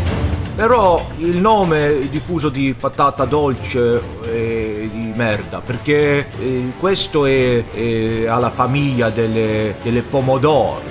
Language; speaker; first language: Italian; non-native, learner; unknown